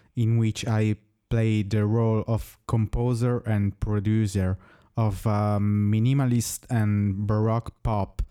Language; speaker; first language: English; non-native, fluent; Italian